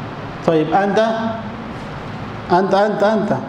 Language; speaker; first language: Arabic; non-native, fluent; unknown